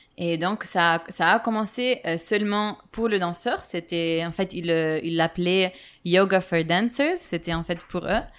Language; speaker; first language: French; non-native, fluent; Italian